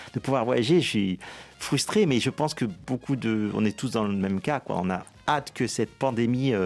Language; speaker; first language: French; native; French